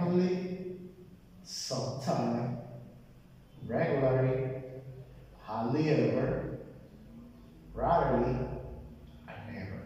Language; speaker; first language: English; non-native, fluent; Spanish